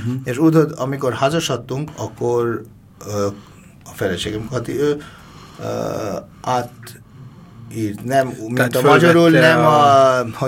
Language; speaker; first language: Hungarian; non-native, fluent; Bangla